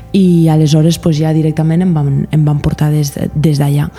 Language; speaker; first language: Catalan; native; Catalan